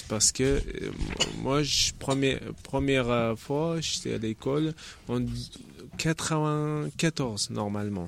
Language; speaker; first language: French; non-native, learner; Chechen